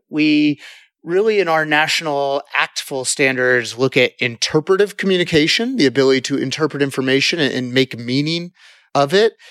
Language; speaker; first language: English; native; English